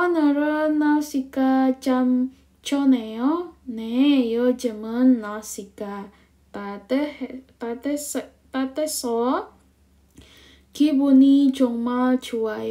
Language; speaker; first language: Korean; non-native, fluent; Indonesian